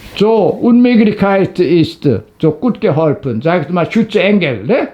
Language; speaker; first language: German; non-native, learner; Korean